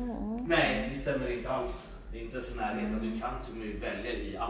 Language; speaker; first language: Swedish; native; Swedish